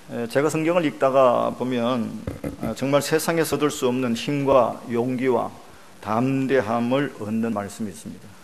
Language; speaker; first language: Korean; native; Korean